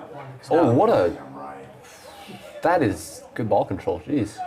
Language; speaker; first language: English; native; English